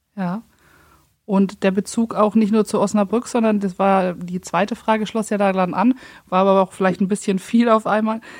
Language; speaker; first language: German; native; German